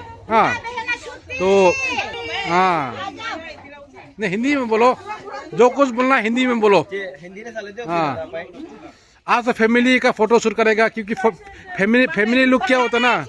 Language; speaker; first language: Hindi; non-native, local second language; Rongmei Naga